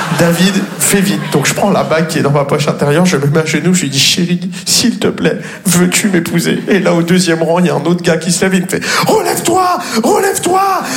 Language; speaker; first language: French; native; French